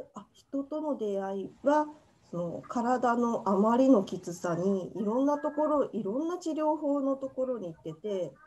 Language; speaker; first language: Japanese; native; Japanese